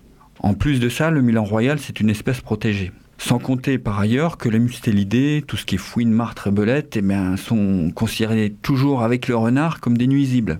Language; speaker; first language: French; native; French